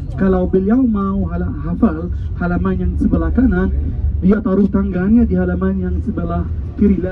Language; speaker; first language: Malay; non-native, fluent; Arabic